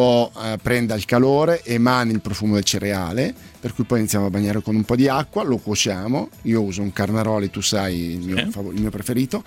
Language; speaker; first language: Italian; native; Italian